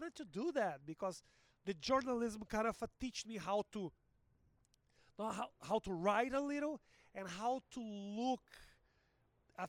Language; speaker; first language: English; non-native, fluent; Portuguese